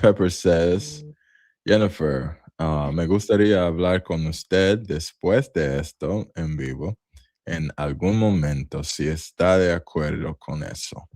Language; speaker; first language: Spanish; non-native, learner; English